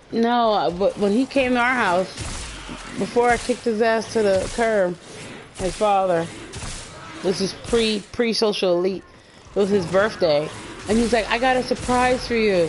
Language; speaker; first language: English; native; English